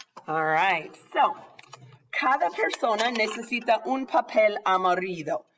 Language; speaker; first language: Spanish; non-native, fluent; English